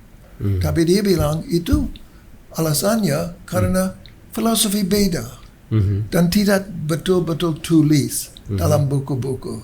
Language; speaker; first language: Indonesian; non-native, learner; English